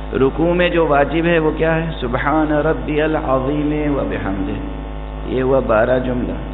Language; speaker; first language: Urdu; native; Urdu